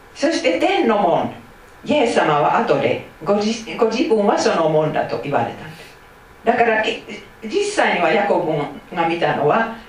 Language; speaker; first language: Japanese; non-native, fluent; Finnish